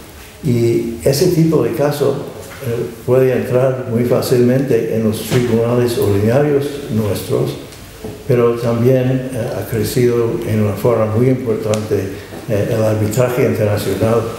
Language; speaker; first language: Spanish; non-native, fluent; English